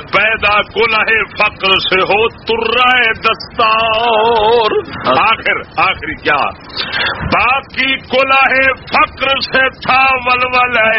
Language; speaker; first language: Urdu; native; Urdu